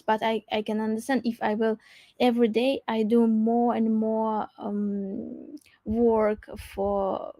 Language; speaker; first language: English; non-native, learner; Crimean Tatar